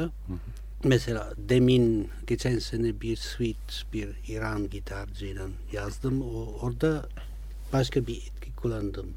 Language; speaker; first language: Turkish; non-native, fluent; Italian